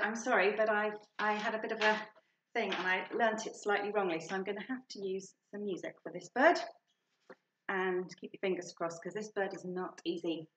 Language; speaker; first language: English; native; English